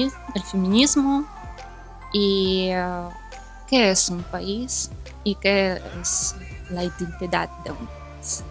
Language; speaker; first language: Spanish; non-native, fluent; Ukrainian